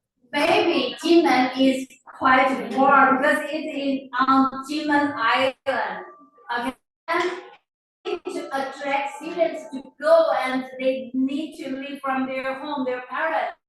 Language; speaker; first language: English; non-native, fluent; Chinese